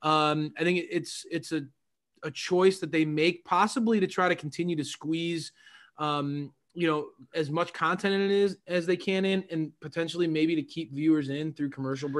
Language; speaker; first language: English; native; English